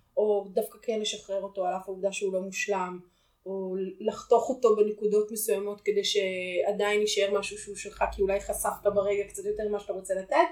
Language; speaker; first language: Hebrew; native; Hebrew